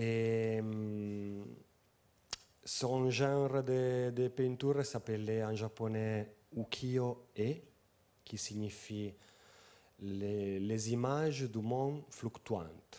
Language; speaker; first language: French; non-native, fluent; Italian